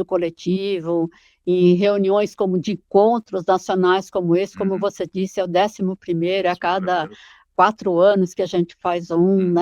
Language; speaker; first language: Portuguese; native; Portuguese